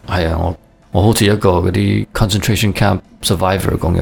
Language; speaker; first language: Cantonese; early bilingual, heritage; Cantonese